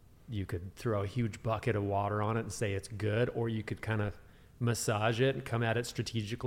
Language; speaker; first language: English; native; English